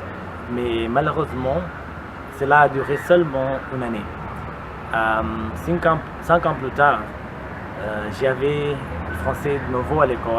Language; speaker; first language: French; non-native, learner; Portuguese